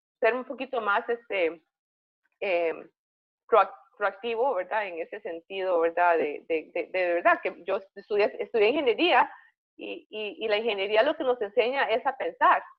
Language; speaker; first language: Spanish; native; Spanish